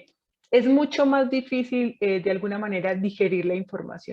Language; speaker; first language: Spanish; native; Spanish